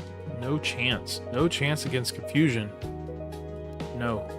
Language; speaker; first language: English; native; English